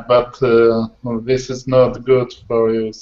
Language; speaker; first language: English; non-native, learner; Polish